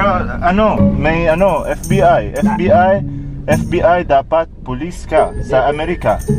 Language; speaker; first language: Filipino; non-native, learner; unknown